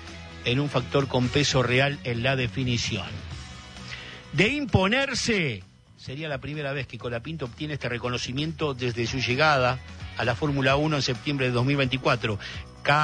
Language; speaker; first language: Spanish; native; Spanish